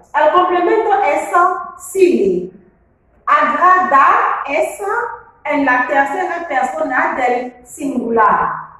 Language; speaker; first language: Spanish; non-native, fluent; French